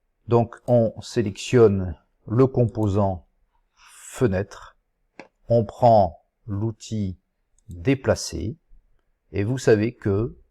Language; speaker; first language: French; native; French